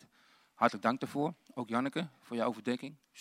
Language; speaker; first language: Dutch; native; Dutch